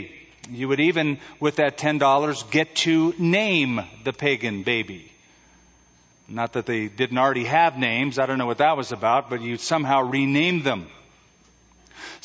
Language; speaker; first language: English; native; English